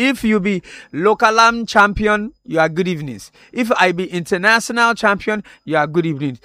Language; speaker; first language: Nigerian Pidgin; non-native, local second language; Akan